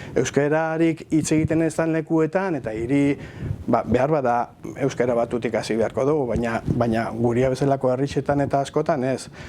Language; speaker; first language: Basque; native; Basque